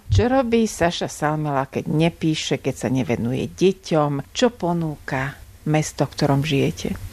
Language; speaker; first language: Slovak; native; Slovak